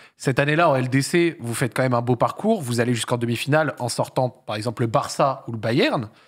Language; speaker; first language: French; native; French